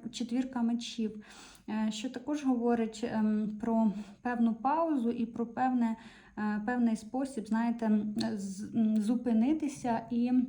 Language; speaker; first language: Ukrainian; non-native, local second language; Russian